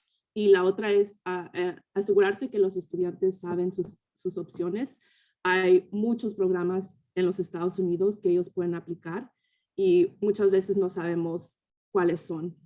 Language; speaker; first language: Spanish; early bilingual, heritage; Spanish